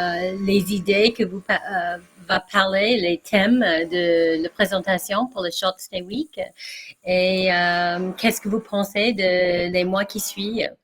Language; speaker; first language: French; non-native, learner; English